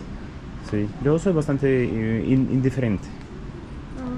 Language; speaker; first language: Spanish; non-native, fluent; German